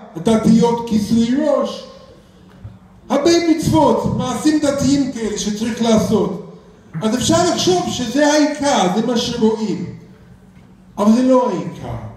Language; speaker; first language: Hebrew; non-native, fluent; English